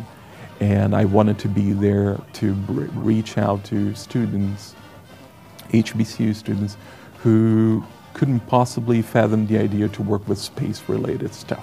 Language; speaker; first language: English; non-native, fluent; Portuguese